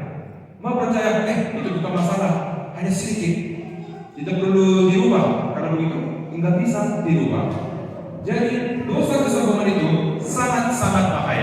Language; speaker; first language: Indonesian; non-native, fluent; Korean